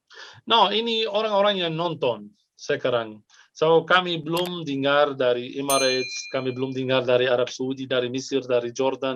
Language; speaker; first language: Indonesian; non-native, fluent; Arabic